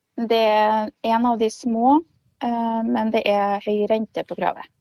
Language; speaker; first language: Norwegian; native; Norwegian